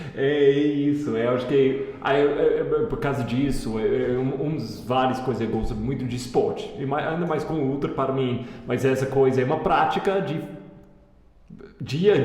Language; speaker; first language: Portuguese; non-native, fluent; English